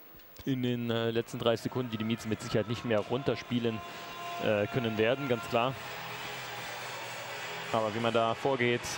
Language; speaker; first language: German; native; German